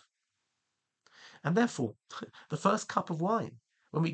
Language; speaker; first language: English; native; English